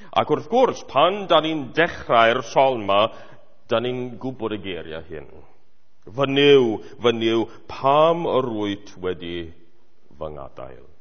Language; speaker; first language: Welsh; native; Welsh